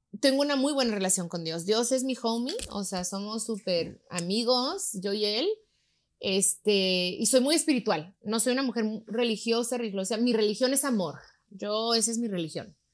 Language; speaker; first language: Spanish; early bilingual, heritage; Spanish